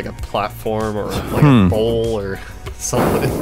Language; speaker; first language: English; native; English